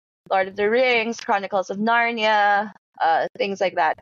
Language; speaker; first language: English; non-native, local second language; Hiligaynon